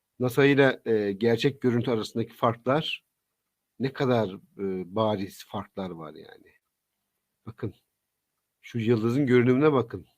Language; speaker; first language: Turkish; native; Turkish